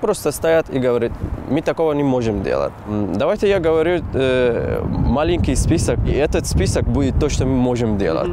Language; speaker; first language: Russian; non-native, fluent; Persian